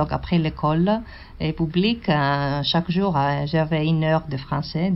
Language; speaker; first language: French; non-native, learner; Greek